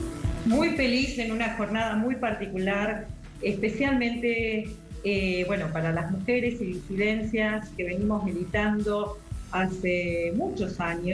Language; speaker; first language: Spanish; native; Spanish